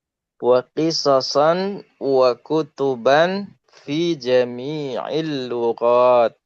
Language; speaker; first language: Arabic; non-native, local second language; Indonesian